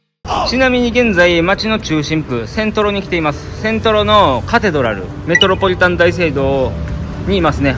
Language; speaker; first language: Japanese; native; Japanese